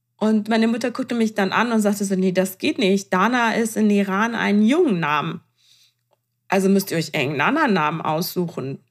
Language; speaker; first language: German; non-native, fluent; Persian